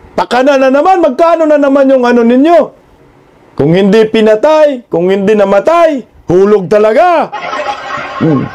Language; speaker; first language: Filipino; non-native, local second language; Cebuano